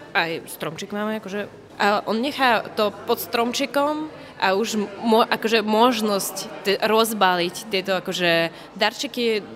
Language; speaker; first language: Slovak; non-native, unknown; Russian